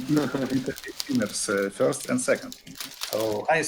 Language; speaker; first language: English; non-native, fluent; Russian